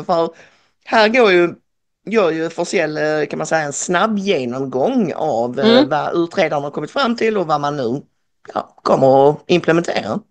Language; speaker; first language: Swedish; native; Swedish